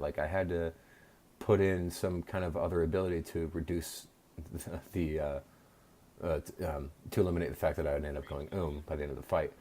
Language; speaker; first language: English; native; English